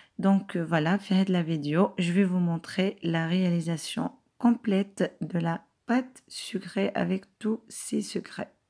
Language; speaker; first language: French; non-native, local second language; Arabic